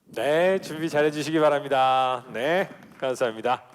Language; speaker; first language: Korean; native; Korean